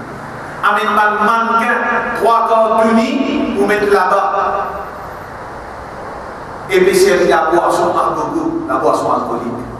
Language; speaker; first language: French; non-native, local second language; Morisyen